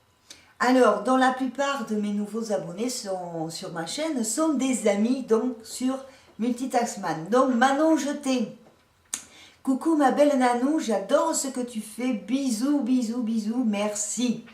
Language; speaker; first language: French; native; French